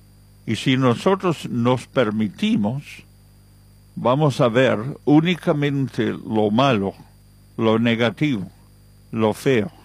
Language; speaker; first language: Spanish; non-native, fluent; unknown